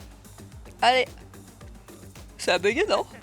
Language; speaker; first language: French; native; French